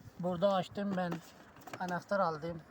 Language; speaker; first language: Turkish; non-native, learner; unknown